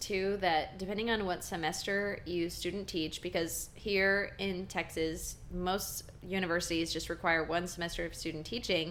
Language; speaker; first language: English; native; English